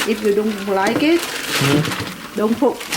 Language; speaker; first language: English; non-native, learner; Vietnamese